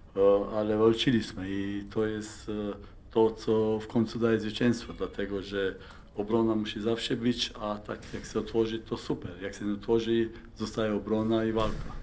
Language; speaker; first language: Polish; non-native, fluent; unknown